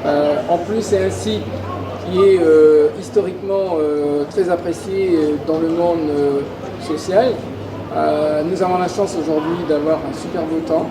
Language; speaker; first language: French; native; French